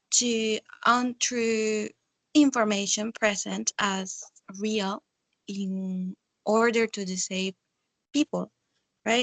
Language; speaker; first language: English; non-native, fluent; Spanish